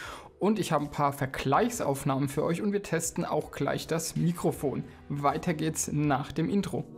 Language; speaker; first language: German; native; German